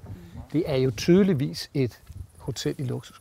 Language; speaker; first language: Danish; native; Danish